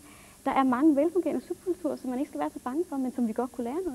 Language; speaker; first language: Danish; native; Danish